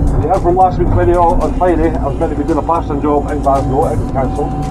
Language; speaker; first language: English; native; English